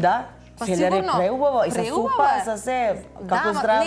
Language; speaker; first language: Macedonian; non-native, learner; Filipino